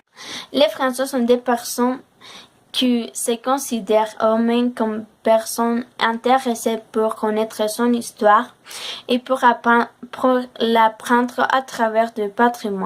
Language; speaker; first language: French; non-native, learner; Spanish